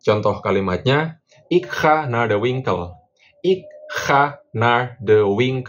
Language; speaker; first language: Dutch; non-native, fluent; Indonesian